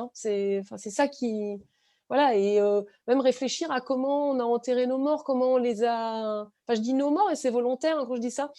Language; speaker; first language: French; native; French